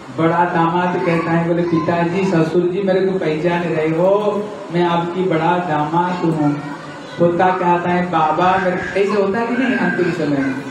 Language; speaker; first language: Hindi; native; Hindi